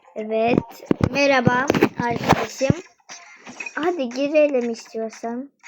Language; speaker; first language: Turkish; non-native, fluent; Russian